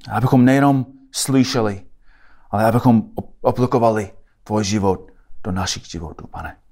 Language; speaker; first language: Czech; non-native, fluent; English